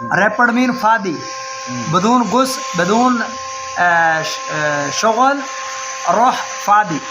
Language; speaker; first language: Arabic; non-native, learner; Punjabi